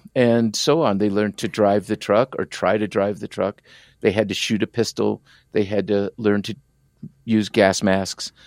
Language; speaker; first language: English; early bilingual, other home language; Spanish